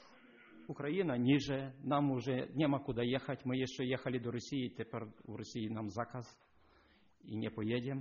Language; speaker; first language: Polish; non-native, learner; Ukrainian